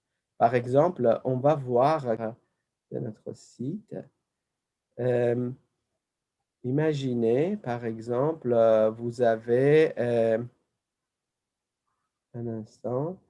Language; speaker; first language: French; non-native, fluent; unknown